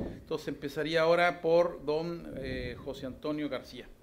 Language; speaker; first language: Spanish; native; Spanish